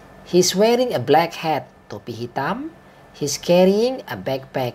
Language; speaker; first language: English; non-native, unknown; Indonesian